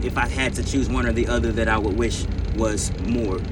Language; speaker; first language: English; native; English